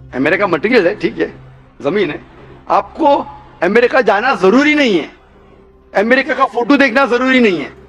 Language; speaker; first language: Hindi; non-native, local second language; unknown